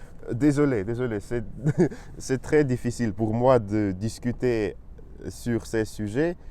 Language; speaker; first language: French; non-native, learner; Russian